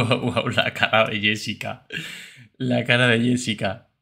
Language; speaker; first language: Spanish; native; Spanish